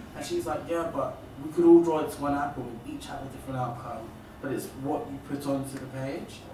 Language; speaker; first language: English; native; English